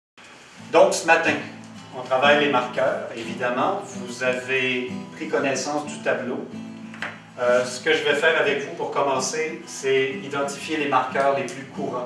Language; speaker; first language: French; native; French